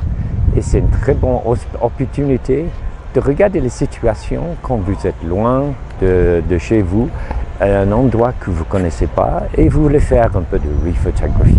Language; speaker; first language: French; non-native, fluent; English